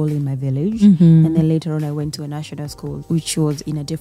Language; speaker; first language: English; non-native, local second language; Gusii